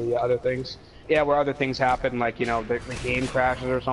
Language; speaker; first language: English; native; English